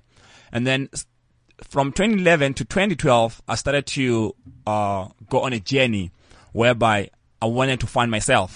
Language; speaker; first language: English; non-native, local second language; Northern Sotho